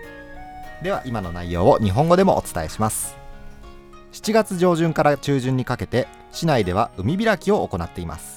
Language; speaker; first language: Japanese; native; Japanese